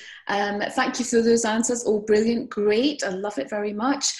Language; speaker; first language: English; native; English